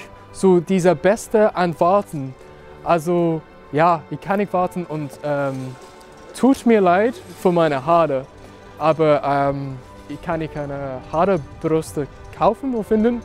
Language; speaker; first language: German; non-native, learner; English